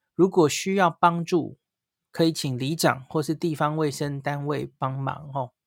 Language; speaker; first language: Chinese; native; Chinese